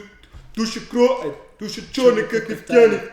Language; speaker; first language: Russian; non-native, learner; English